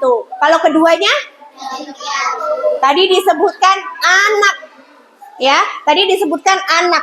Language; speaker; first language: Indonesian; native; Indonesian